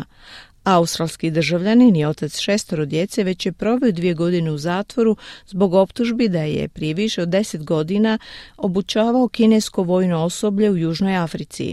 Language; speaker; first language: Croatian; native; Croatian